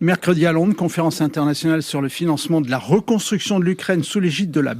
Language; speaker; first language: French; native; French